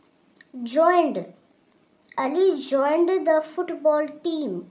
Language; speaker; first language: English; non-native, local second language; Urdu